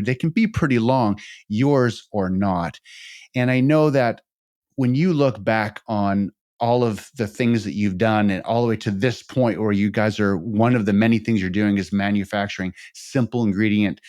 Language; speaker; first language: English; native; English